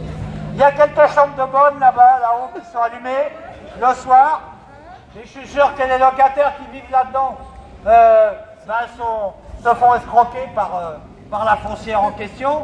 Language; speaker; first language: French; native; French